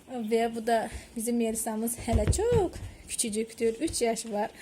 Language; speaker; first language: Turkish; early bilingual, heritage; Turkish